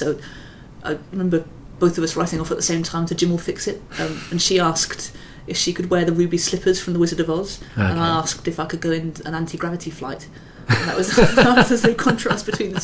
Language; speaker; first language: English; native; English